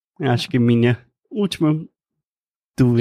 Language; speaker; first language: Portuguese; non-native, fluent; English